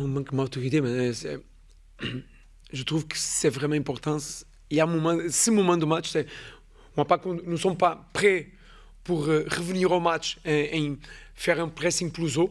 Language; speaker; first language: French; non-native, fluent; Portuguese